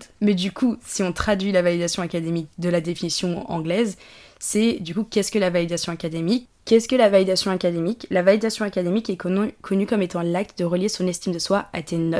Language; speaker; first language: French; native; French